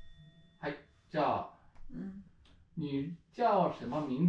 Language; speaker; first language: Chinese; non-native, learner; Japanese